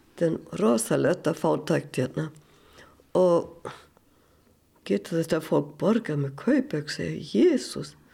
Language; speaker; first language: Icelandic; non-native, fluent; German